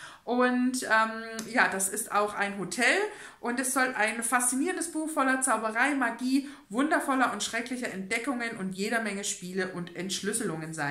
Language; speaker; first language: German; native; German